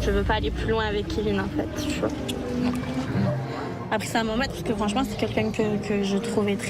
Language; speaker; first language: French; native; French